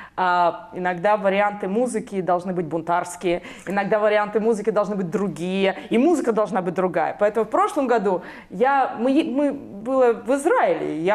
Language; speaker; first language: Russian; non-native, local second language; Belarusian